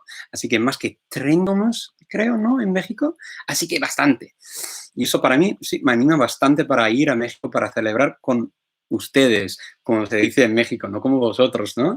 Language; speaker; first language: Spanish; non-native, fluent; English